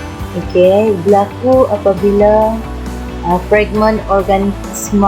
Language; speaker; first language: Malay; native; Malay